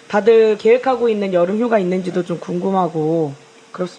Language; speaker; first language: Korean; native; Korean